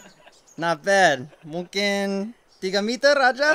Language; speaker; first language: Indonesian; non-native, learner; English